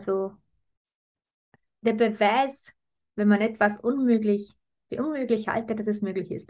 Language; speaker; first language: German; native; German